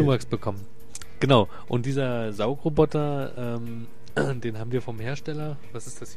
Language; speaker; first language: German; native; German